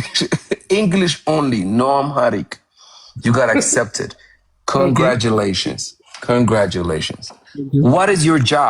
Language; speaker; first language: English; non-native, fluent; Amharic